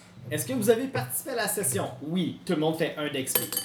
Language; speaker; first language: French; native; French